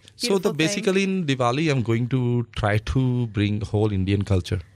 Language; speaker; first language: English; non-native, local second language; Punjabi